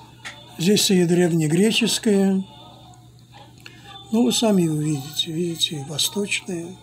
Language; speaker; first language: Russian; non-native, fluent; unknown